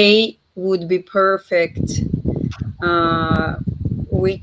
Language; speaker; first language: English; non-native, fluent; Russian